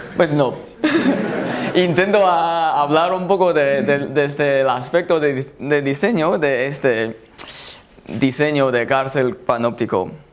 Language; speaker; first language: Spanish; non-native, fluent; Chinese